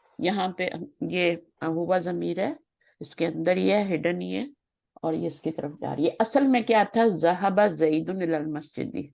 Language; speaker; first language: Urdu; native; Urdu